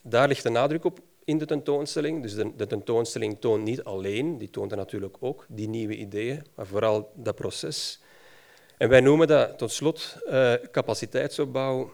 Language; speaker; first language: Dutch; native; Dutch